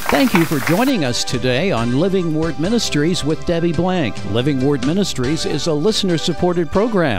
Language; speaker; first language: English; native; English